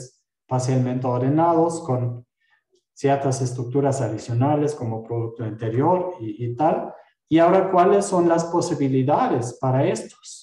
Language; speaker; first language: Spanish; non-native, fluent; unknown